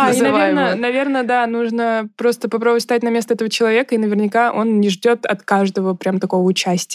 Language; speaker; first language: Russian; native; Russian